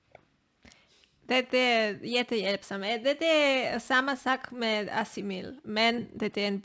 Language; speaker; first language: Swedish; non-native, learner; Spanish